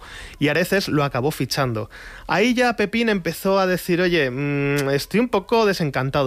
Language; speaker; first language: Spanish; native; Spanish